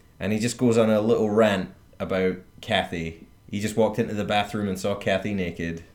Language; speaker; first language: English; native; English